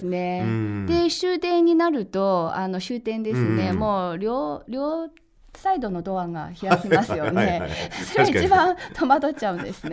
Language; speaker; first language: Japanese; non-native, fluent; Chinese